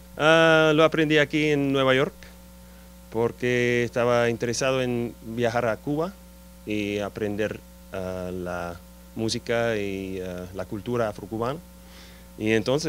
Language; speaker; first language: Spanish; non-native, fluent; German